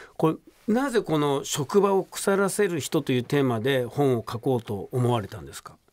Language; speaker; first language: Japanese; native; Japanese